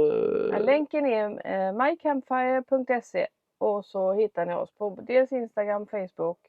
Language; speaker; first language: Swedish; native; Swedish